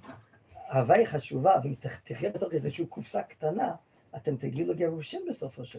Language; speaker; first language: Hebrew; non-native, fluent; English